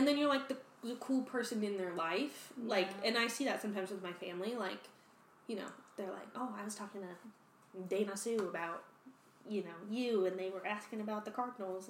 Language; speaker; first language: English; native; English